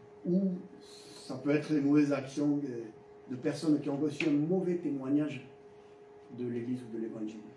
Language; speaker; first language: French; native; French